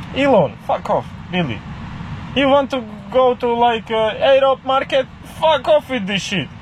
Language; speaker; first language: English; non-native, learner; Latvian